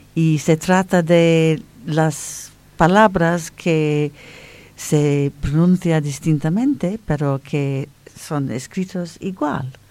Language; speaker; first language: Spanish; non-native, fluent; English